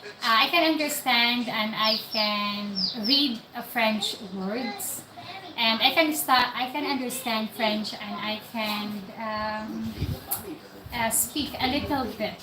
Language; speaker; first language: English; non-native, local second language; Cebuano